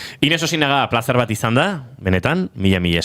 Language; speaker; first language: Basque; native; Basque